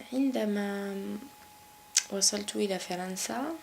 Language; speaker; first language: Arabic; non-native, local second language; Kabyle